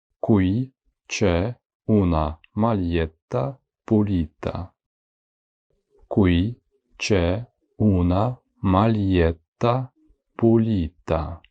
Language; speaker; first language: Italian; non-native, fluent; Ukrainian